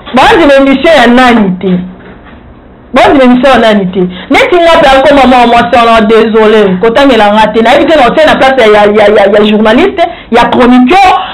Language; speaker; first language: Lingala; native; Lingala